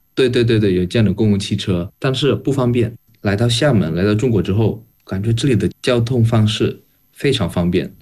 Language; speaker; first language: Chinese; non-native, fluent; Indonesian